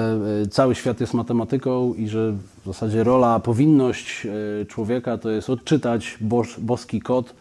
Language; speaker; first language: Polish; native; Polish